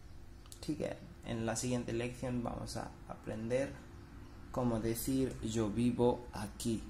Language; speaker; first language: Spanish; non-native, fluent; Hindi